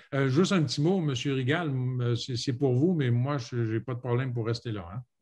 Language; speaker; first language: French; native; French